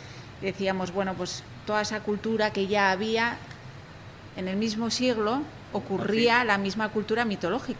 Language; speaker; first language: Spanish; native; Spanish